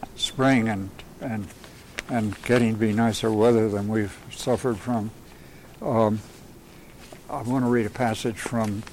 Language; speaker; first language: English; native; English